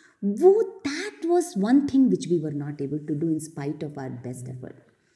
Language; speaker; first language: English; non-native, local second language; Hindi